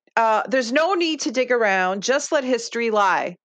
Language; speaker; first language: English; early bilingual, other home language; Lithuanian